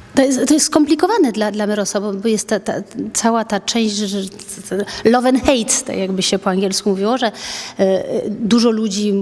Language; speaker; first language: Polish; early bilingual, heritage; French